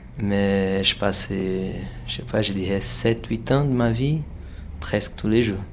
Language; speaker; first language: French; non-native, fluent; Portuguese